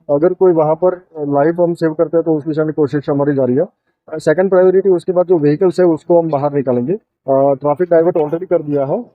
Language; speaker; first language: Hindi; non-native, local second language; Gujarati